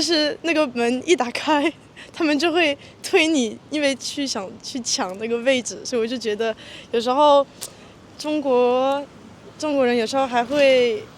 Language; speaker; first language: Chinese; early bilingual, heritage; French